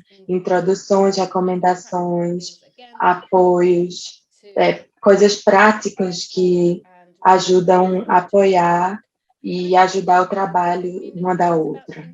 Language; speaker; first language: Portuguese; non-native, fluent; English